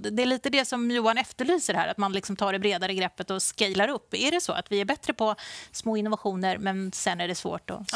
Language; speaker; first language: Swedish; native; Swedish